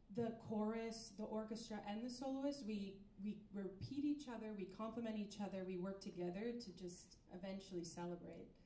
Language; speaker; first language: English; native; English